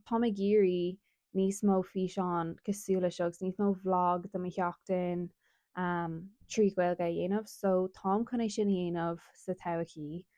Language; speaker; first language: Irish; non-native, local second language; English